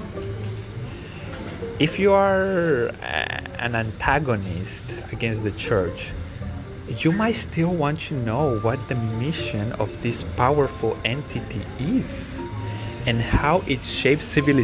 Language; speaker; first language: English; non-native, fluent; Spanish